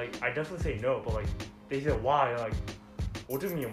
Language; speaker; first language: English; non-native, learner; Korean